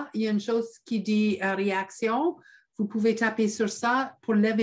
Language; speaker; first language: French; non-native, fluent; English